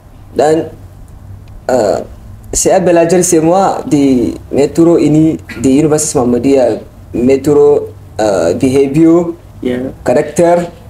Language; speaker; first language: Indonesian; non-native, learner; Hausa